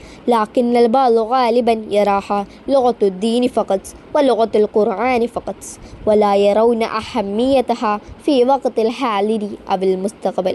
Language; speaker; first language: Arabic; non-native, learner; Malayalam